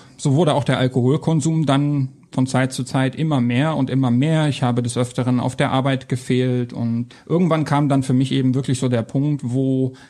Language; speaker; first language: German; native; German